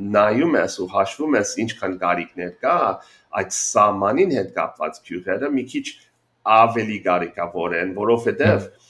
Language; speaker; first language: Armenian; early bilingual, heritage; Armenian